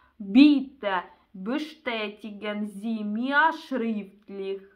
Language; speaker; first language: German; non-native, learner; Russian